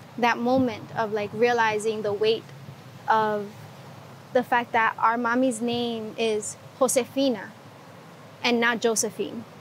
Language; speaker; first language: English; early bilingual, other home language; Spanish